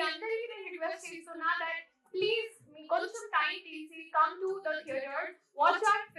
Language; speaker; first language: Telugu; non-native, learner; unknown